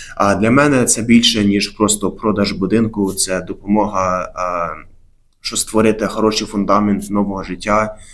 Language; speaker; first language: Ukrainian; early bilingual, heritage; Ukrainian